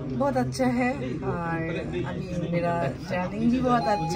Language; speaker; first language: Hindi; non-native, learner; Bangla